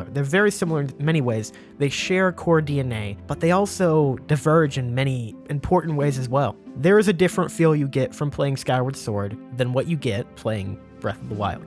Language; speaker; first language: English; native; English